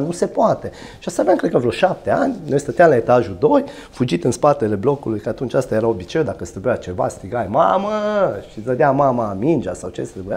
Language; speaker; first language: Romanian; native; Romanian